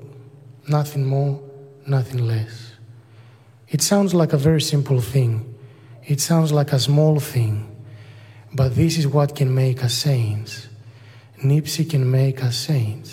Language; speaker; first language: English; non-native, fluent; Greek